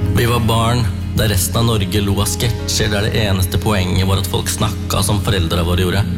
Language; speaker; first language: Norwegian; early bilingual, other home language; Tamil